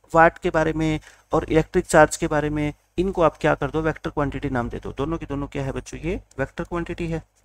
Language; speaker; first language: Hindi; native; Hindi